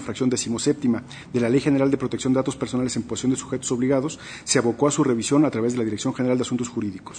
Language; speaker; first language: Spanish; native; Spanish